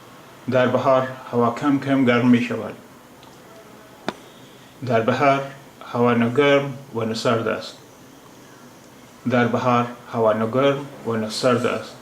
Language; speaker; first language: Persian; non-native, fluent; Urdu